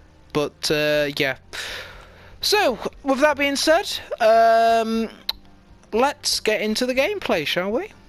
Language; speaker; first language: English; native; English